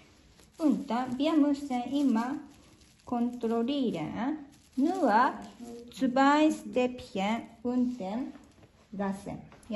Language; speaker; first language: German; non-native, learner; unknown